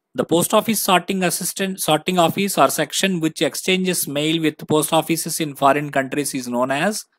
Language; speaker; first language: English; non-native, local second language; Telugu